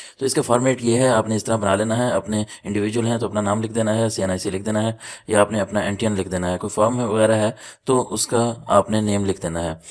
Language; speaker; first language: Urdu; native; Urdu